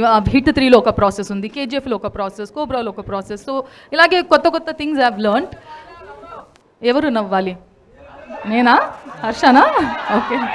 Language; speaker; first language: Telugu; non-native, local second language; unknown